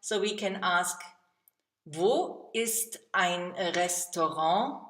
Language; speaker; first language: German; non-native, fluent; English